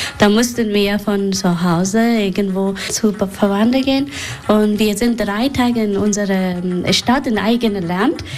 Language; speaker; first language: German; non-native, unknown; Persian